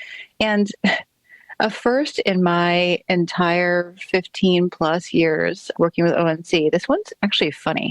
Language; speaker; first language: English; native; English